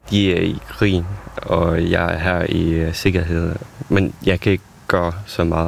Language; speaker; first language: Danish; non-native, fluent; Ukrainian